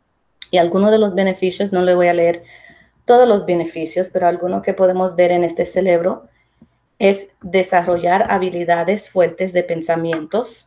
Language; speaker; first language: Spanish; early bilingual, heritage; Spanish